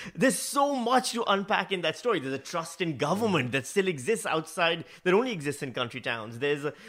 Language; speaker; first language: English; non-native, local second language; Urdu